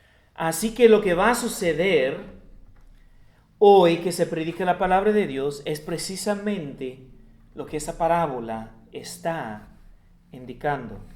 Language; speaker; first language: Spanish; non-native, fluent; English